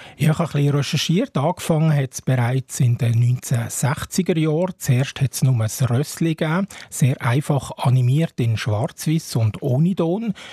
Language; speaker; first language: German; native; German